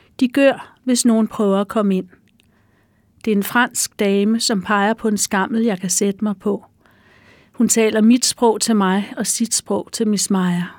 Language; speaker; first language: Danish; native; Danish